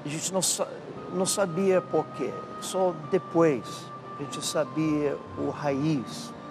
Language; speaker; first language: Portuguese; non-native, learner; English